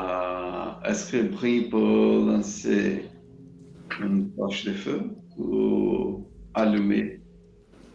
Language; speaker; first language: French; non-native, learner; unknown